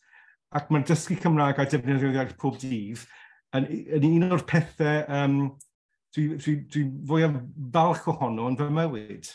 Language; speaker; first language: Welsh; non-native, local second language; English